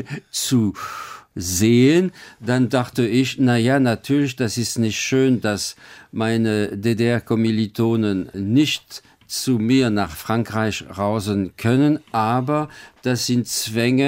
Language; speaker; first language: German; non-native, fluent; French